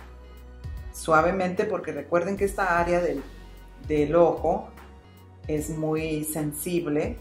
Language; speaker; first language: Spanish; native; Spanish